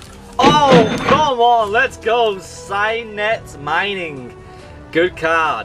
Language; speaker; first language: English; native; English